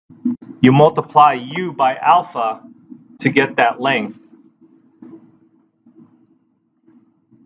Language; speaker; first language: English; native; English